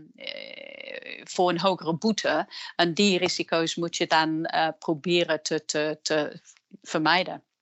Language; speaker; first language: Dutch; non-native, fluent; English